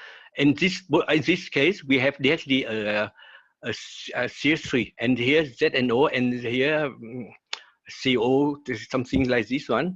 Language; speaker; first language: English; non-native, learner; Vietnamese